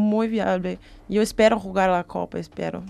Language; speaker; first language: Spanish; non-native, learner; Portuguese